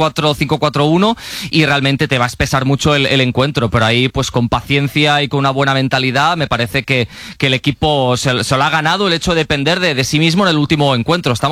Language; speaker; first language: Spanish; native; Spanish